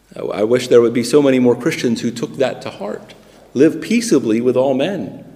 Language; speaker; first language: English; native; English